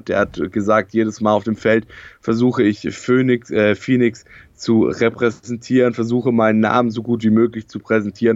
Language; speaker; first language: German; native; German